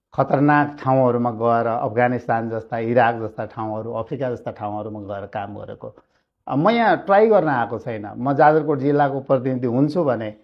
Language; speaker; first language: Nepali; native; Nepali